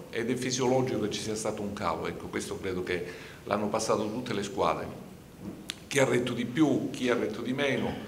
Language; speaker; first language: Italian; native; Italian